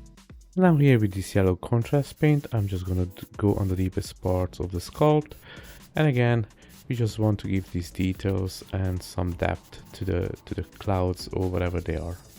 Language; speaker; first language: English; non-native, fluent; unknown